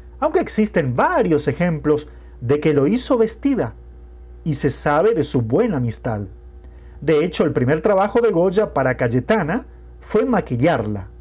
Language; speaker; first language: Spanish; non-native, fluent; Portuguese